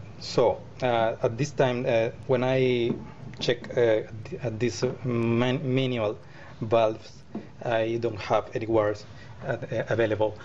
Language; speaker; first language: English; non-native, learner; Spanish